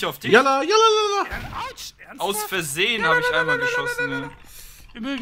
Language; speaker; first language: German; native; German